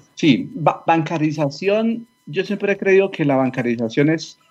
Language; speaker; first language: Spanish; native; Spanish